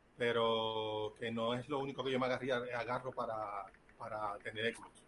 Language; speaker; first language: Spanish; early bilingual, heritage; Spanish